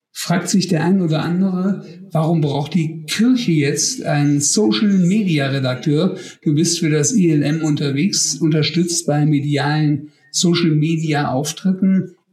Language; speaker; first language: German; native; German